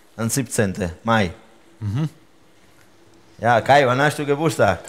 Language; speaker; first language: German; non-native, learner; Italian